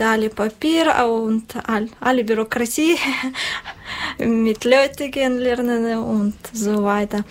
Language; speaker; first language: German; non-native, learner; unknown